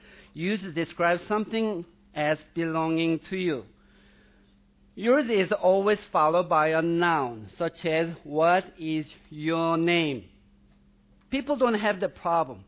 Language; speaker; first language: English; non-native, fluent; Korean